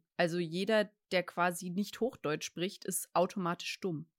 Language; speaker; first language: German; native; German